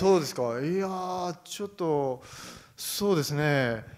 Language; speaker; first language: Japanese; native; Japanese